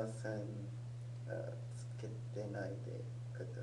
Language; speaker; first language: Japanese; non-native, learner; English